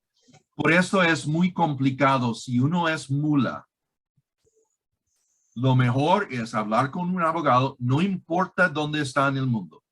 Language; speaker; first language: Spanish; non-native, fluent; English